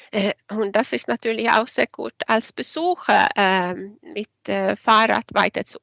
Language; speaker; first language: German; non-native, fluent; Swedish